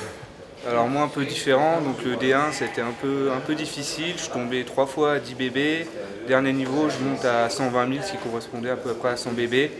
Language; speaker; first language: French; native; French